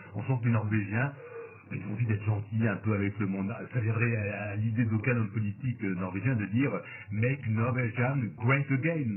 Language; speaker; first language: French; native; French